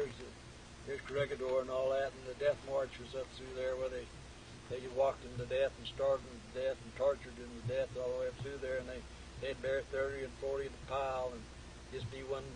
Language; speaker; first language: English; native; English